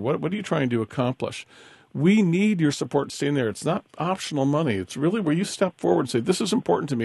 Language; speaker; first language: English; native; English